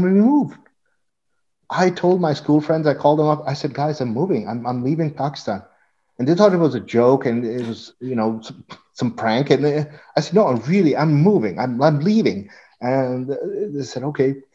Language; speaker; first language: English; non-native, local second language; Urdu